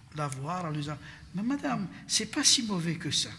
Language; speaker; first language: French; non-native, fluent; Romanian